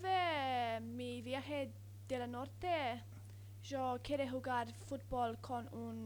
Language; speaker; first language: Spanish; non-native, learner; English